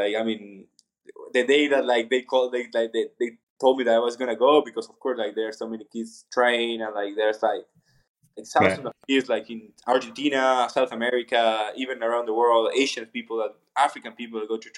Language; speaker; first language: English; non-native, fluent; Spanish